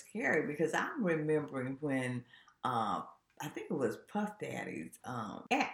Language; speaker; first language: English; native; English